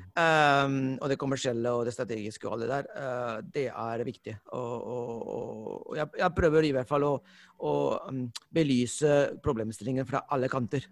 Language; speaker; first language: Norwegian; non-native, fluent; Spanish